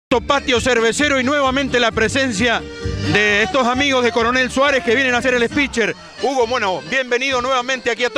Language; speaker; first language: Spanish; native; Spanish